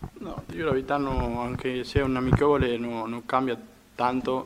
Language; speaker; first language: Italian; non-native, fluent; Spanish